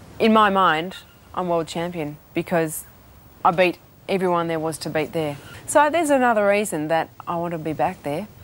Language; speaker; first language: English; native; English